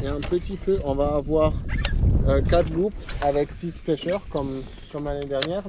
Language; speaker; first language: French; non-native, learner; German